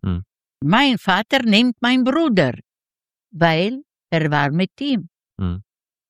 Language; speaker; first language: German; non-native, learner; Yiddish